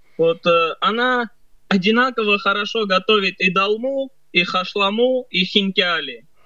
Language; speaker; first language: Russian; early bilingual, other home language; Armenian